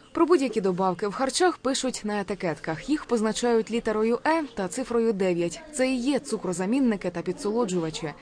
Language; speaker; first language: Ukrainian; native; Ukrainian